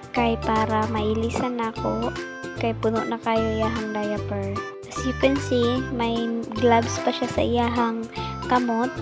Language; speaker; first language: Cebuano; native; Cebuano